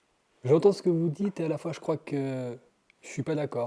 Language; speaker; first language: French; native; French